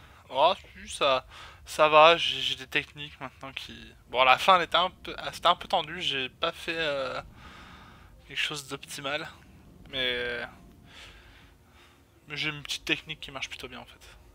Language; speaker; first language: French; native; French